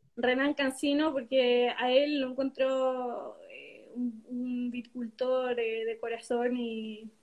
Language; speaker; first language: Spanish; native; Spanish